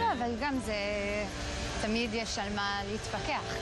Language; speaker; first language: Hebrew; early bilingual, heritage; Hebrew